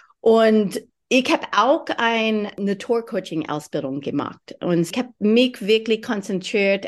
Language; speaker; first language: German; non-native, learner; English